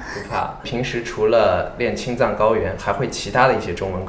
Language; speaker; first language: Chinese; native; Chinese